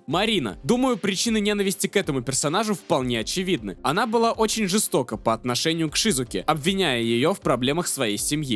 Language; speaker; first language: Russian; native; Russian